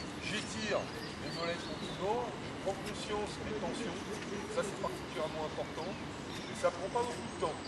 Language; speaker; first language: French; native; French